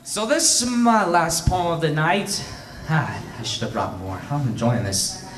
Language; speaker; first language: English; native; English